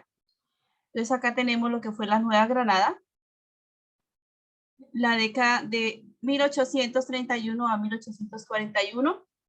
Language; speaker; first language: Spanish; native; Spanish